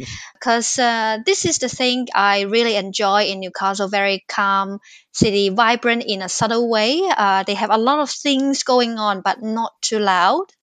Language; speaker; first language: English; non-native, local second language; Cantonese